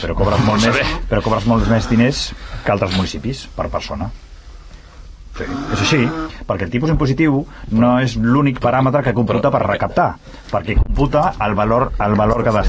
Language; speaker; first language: Catalan; native; Catalan